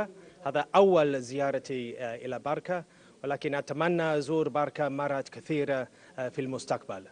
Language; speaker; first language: Arabic; non-native, learner; English